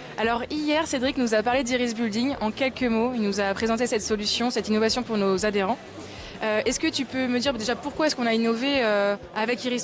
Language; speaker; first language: French; native; French